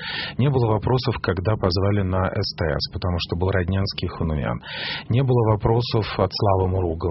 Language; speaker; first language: Russian; native; Russian